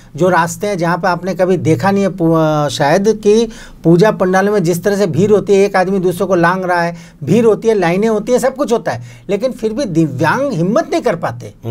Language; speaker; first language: Hindi; non-native, local second language; Bangla